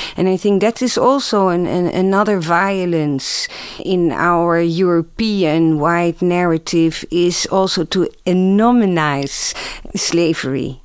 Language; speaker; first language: English; non-native, fluent; Dutch